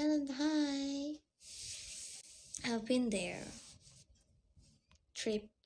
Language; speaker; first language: English; non-native, learner; Korean